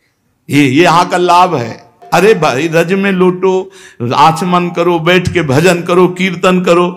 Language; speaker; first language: Hindi; native; Hindi